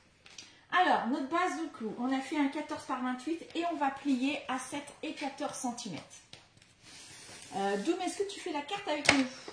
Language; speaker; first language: French; native; French